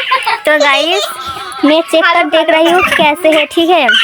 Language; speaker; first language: Hindi; non-native, local second language; Bangla